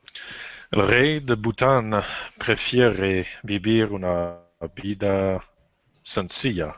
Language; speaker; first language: Spanish; non-native, learner; French